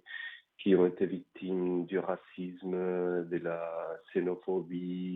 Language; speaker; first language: French; non-native, fluent; Spanish